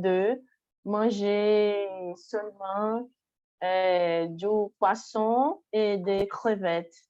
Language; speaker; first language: French; non-native, learner; Portuguese